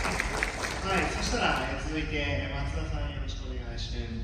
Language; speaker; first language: Japanese; native; Japanese